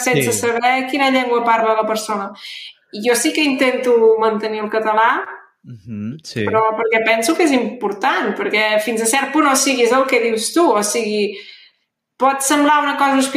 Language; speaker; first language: Catalan; native; Catalan